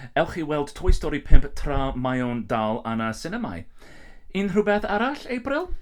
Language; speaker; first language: Welsh; non-native, learner; English